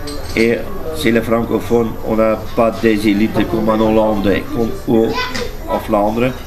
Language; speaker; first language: French; non-native, learner; Dutch